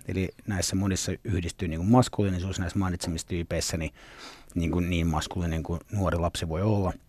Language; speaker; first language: Finnish; early bilingual, other home language; Swedish